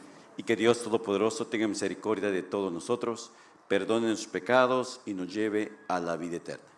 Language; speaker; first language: Spanish; native; Spanish